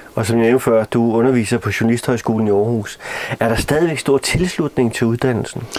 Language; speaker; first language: Danish; native; Danish